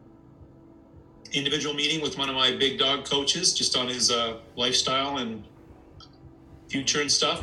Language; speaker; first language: English; native; English